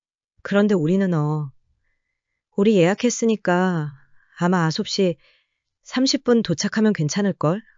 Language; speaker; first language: Korean; non-native, learner; Vietnamese